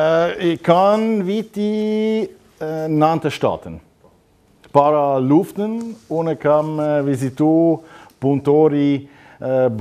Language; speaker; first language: Albanian; non-native, learner; German